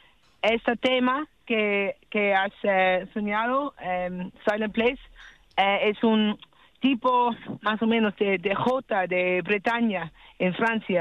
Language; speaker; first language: Spanish; non-native, learner; English